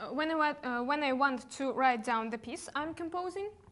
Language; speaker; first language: English; non-native, fluent; Russian